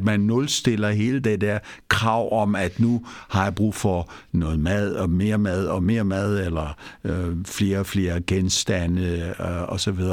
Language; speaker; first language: Danish; early bilingual, other home language; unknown